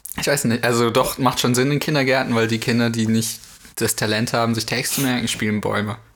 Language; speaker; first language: German; native; German